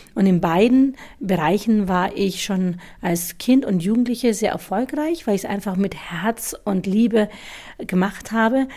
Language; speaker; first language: German; native; German